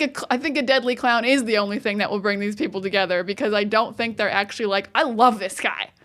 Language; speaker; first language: English; native; English